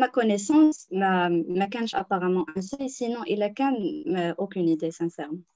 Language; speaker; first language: French; non-native, local second language; Arabic